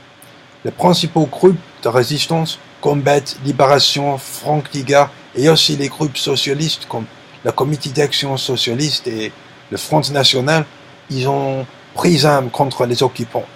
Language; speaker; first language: French; non-native, learner; English